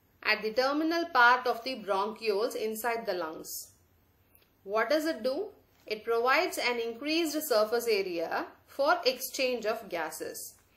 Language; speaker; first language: English; non-native, local second language; Tamil